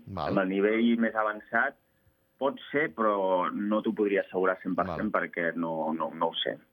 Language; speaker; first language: Catalan; native; Catalan